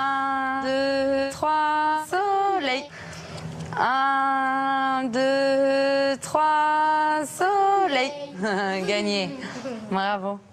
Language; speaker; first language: French; native; French